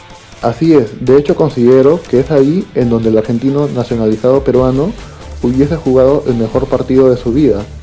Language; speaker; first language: Spanish; native; Spanish